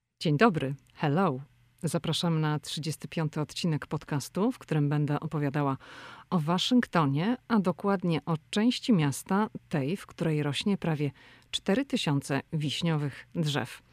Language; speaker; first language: Polish; native; Polish